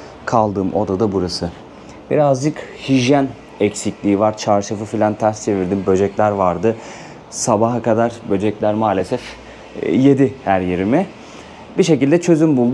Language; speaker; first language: Turkish; native; Turkish